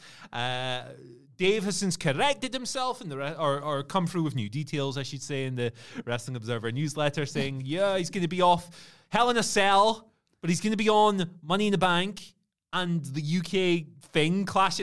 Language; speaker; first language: English; native; English